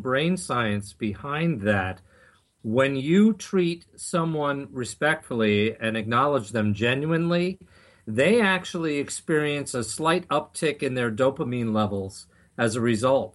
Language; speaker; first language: English; native; English